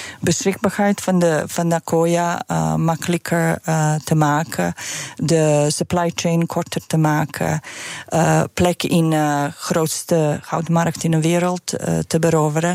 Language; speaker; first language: Dutch; non-native, fluent; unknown